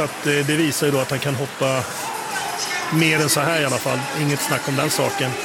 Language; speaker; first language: Swedish; native; Swedish